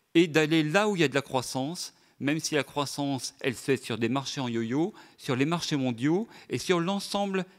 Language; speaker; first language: French; native; French